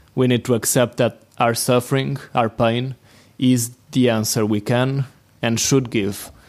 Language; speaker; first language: English; non-native, fluent; Portuguese